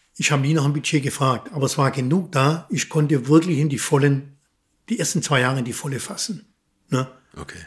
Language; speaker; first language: German; native; German